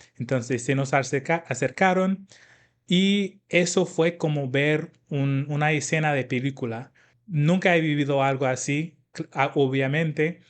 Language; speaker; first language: Spanish; non-native, fluent; English